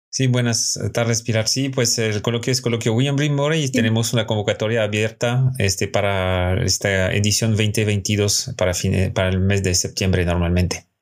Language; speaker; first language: Spanish; non-native, fluent; French